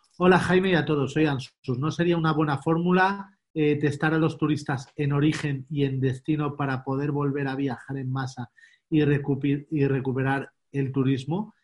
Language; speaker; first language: Spanish; native; Spanish